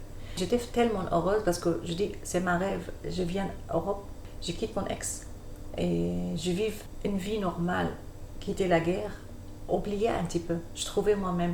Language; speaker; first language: French; non-native, learner; Arabic